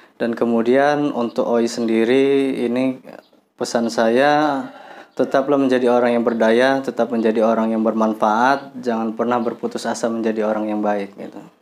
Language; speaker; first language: Indonesian; native; Indonesian